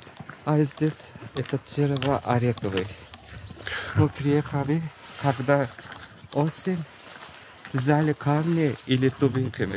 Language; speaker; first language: Russian; non-native, local second language; Azerbaijani